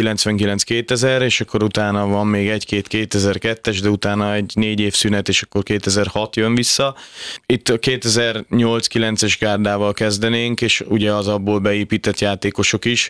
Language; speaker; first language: Hungarian; native; Hungarian